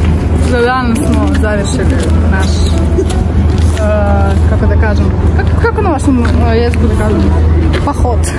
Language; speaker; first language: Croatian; non-native, fluent; Russian